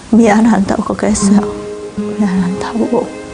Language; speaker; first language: Korean; non-native, learner; Vietnamese